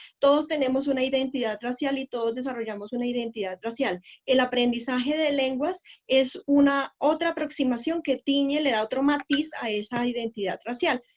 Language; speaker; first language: Spanish; native; Spanish